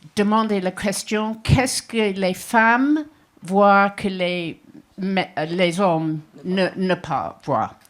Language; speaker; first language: French; non-native, learner; English